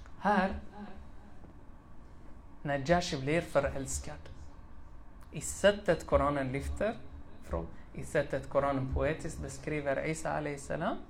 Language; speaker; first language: Swedish; early bilingual, other home language; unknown